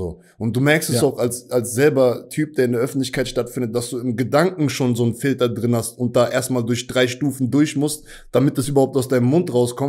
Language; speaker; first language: German; native; German